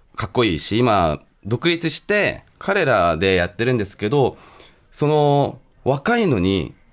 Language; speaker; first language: Japanese; non-native, fluent; Korean